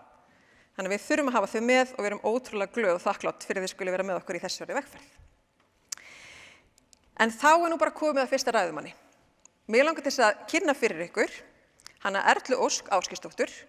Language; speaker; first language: Icelandic; native; Icelandic